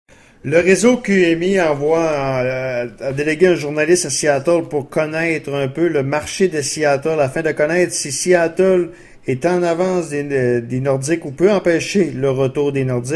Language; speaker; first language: French; native; French